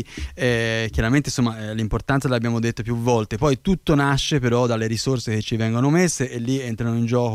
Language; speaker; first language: Italian; native; Italian